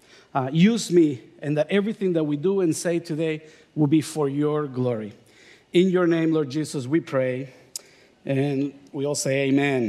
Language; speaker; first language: English; non-native, fluent; Spanish